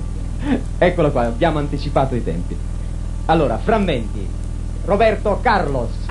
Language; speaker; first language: Italian; native; Italian